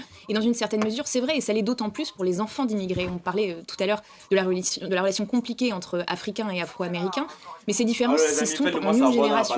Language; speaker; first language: French; native; French